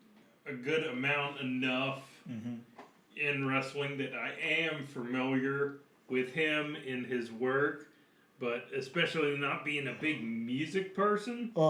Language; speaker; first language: English; native; English